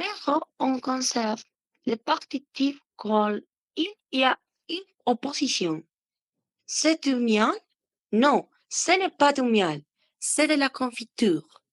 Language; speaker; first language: French; non-native, learner; Spanish